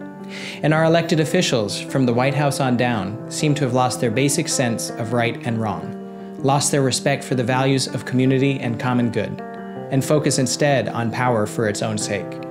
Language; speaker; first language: English; native; English